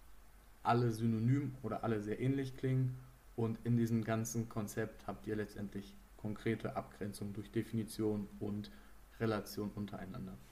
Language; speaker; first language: German; native; German